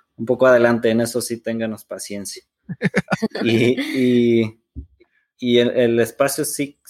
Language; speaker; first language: Spanish; native; Spanish